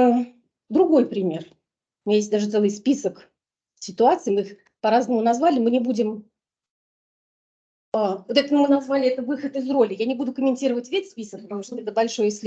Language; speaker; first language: Russian; native; Russian